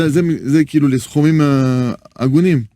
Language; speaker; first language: Hebrew; non-native, fluent; French